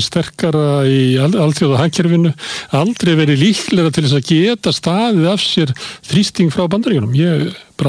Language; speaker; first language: Icelandic; native; Icelandic